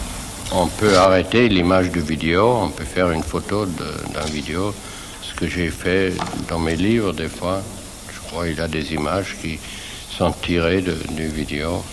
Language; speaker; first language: French; non-native, fluent; Swiss German